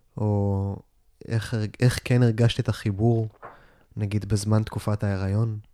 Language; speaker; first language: Hebrew; native; Hebrew